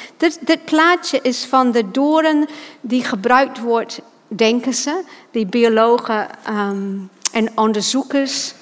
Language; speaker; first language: Dutch; non-native, fluent; English